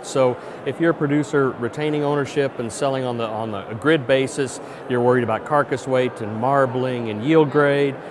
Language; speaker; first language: English; native; English